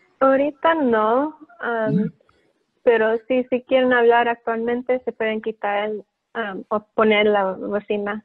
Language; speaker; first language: Spanish; early bilingual, heritage; Spanish